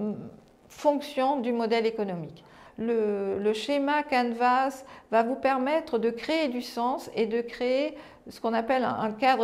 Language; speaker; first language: French; native; French